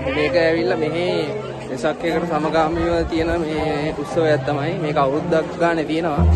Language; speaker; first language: Sinhala; native; Sinhala